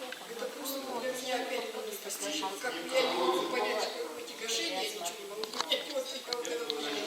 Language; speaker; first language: Russian; native; Russian